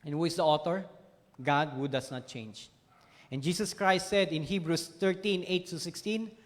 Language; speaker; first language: English; non-native, local second language; Filipino